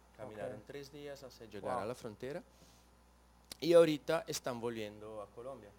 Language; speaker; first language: Spanish; non-native, fluent; Portuguese